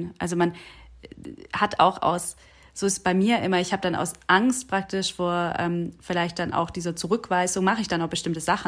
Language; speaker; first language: German; native; German